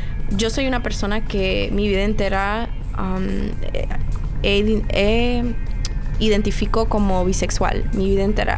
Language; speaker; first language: Spanish; early bilingual, heritage; Spanish